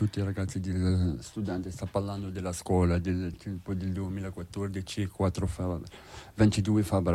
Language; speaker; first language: Italian; non-native, learner; Arabic